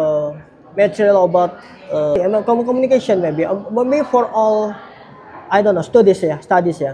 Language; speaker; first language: English; non-native, learner; Indonesian